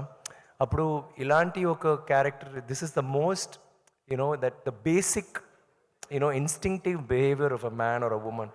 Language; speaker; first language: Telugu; non-native, learner; Tamil